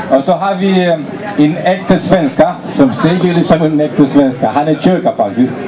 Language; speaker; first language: Danish; non-native, fluent; Romanian